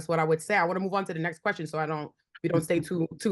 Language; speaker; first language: English; native; English